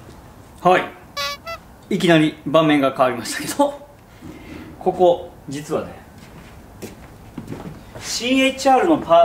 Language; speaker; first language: Japanese; native; Japanese